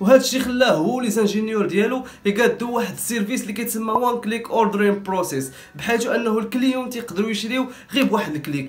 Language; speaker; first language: Arabic; native; Arabic